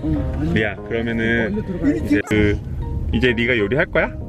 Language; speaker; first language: Korean; native; Korean